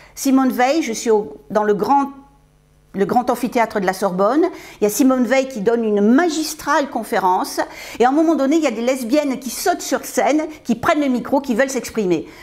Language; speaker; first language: French; native; French